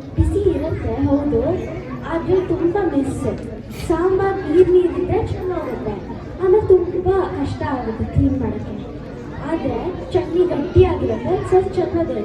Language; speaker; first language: Kannada; early bilingual, heritage; Kannada